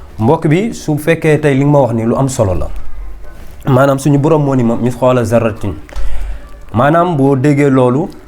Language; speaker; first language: Wolof; native; Wolof